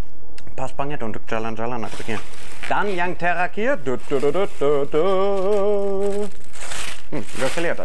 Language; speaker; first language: Indonesian; non-native, fluent; German